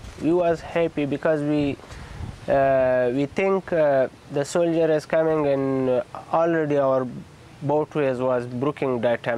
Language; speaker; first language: English; non-native, learner; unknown